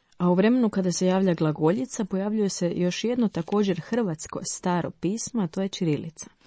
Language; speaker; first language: Croatian; native; Croatian